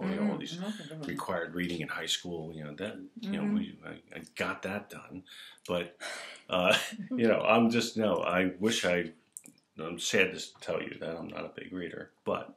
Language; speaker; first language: English; native; English